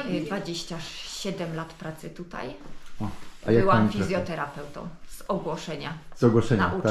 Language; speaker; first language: Polish; native; Polish